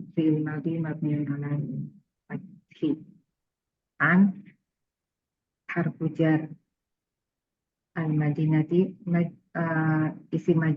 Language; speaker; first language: Arabic; non-native, learner; Indonesian